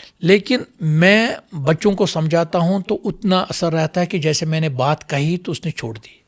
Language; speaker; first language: Urdu; non-native, local second language; Kashmiri